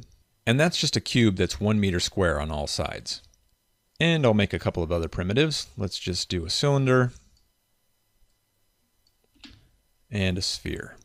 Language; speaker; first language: English; native; English